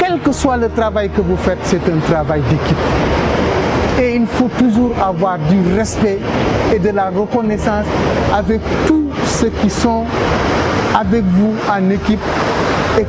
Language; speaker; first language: French; non-native, local second language; Wolof